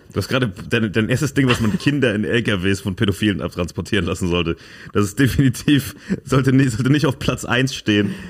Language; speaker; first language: German; native; German